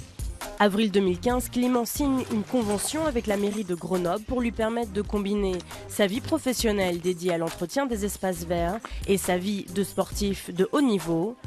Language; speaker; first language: French; native; French